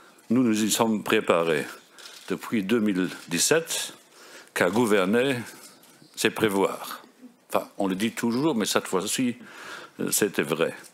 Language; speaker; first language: French; non-native, local second language; Luxembourgish